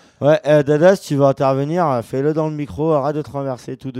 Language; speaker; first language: French; native; French